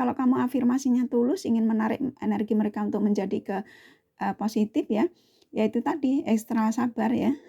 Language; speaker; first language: Indonesian; native; Indonesian